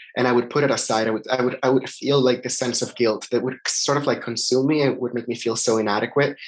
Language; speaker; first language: English; non-native, fluent; Italian